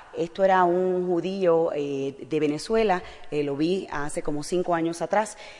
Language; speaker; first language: Spanish; native; Spanish